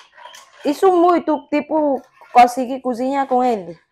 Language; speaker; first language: Portuguese; non-native, learner; Vietnamese